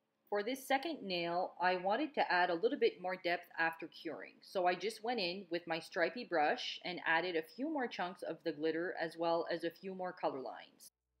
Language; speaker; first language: English; non-native, local second language; French